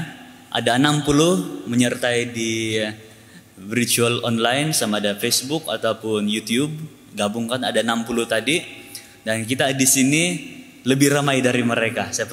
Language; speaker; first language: Malay; native; Malay